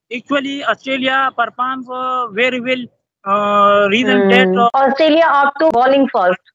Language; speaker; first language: English; non-native, local second language; Pashto